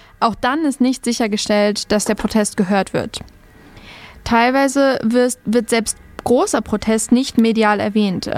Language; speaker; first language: German; native; German